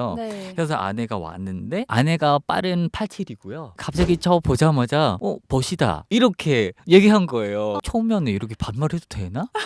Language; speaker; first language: Korean; non-native, fluent; Khmer